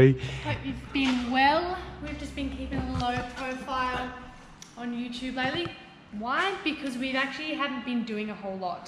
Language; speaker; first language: English; native; English